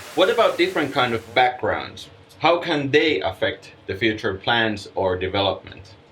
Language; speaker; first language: English; non-native, fluent; Finnish